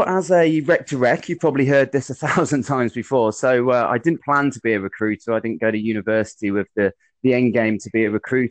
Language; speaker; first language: English; native; English